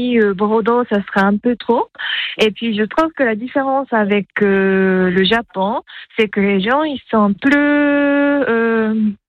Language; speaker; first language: French; non-native, fluent; Japanese